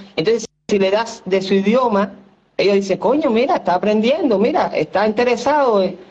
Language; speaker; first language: Spanish; native; Spanish